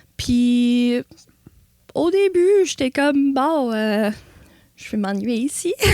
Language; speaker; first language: French; non-native, local second language; English